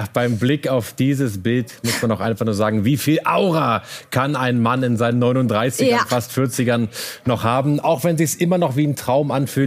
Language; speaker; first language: German; native; German